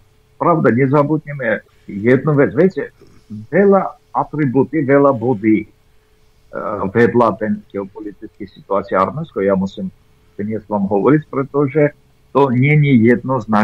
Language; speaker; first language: Slovak; non-native, fluent; Armenian